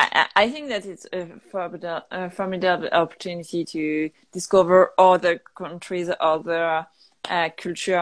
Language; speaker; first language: English; non-native, learner; French